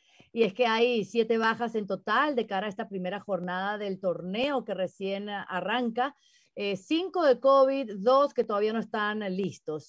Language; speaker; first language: Spanish; native; Spanish